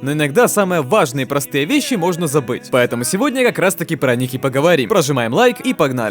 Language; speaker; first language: Russian; native; Russian